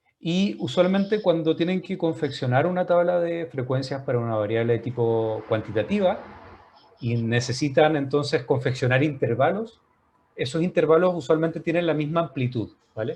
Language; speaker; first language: Spanish; native; Spanish